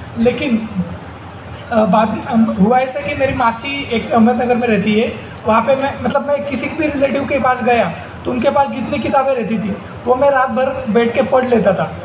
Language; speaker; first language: Hindi; non-native, local second language; Marathi